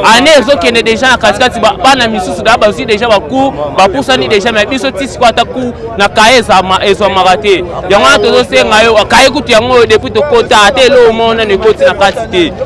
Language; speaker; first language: Lingala; native; Lingala